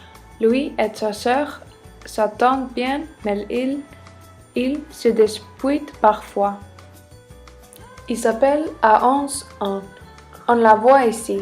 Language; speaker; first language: French; non-native, learner; Icelandic